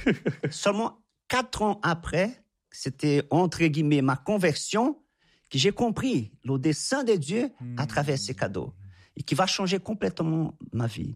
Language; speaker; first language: French; non-native, fluent; Portuguese